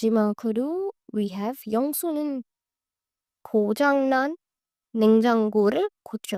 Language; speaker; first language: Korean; non-native, learner; Hindi